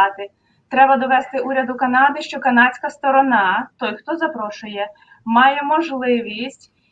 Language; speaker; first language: Ukrainian; native; Ukrainian